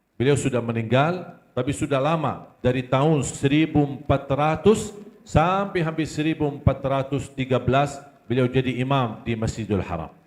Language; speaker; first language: Malay; non-native, fluent; Arabic